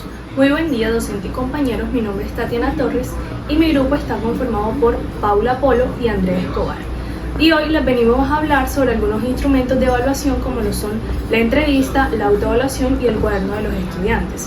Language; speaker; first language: Spanish; native; Spanish